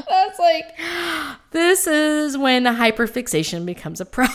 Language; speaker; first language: English; native; English